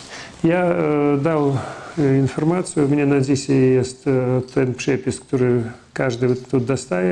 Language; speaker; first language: Polish; non-native, fluent; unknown